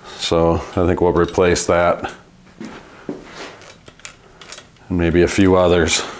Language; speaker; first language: English; native; English